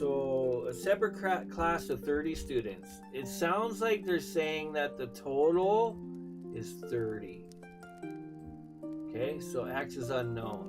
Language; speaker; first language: English; native; English